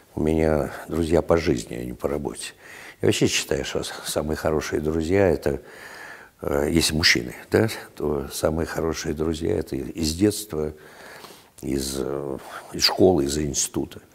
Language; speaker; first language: Russian; native; Russian